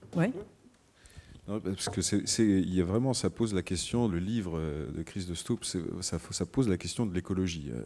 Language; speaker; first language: French; native; French